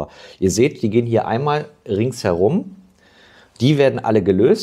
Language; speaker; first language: German; native; German